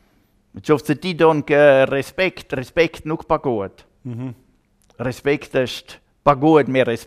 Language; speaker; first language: Albanian; non-native, learner; German